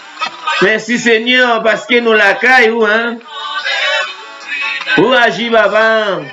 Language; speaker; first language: French; non-native, local second language; Haitian Creole